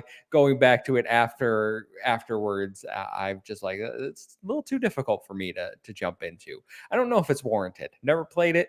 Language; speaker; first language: English; native; English